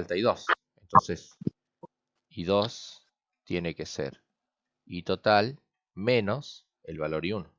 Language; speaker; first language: Spanish; native; Spanish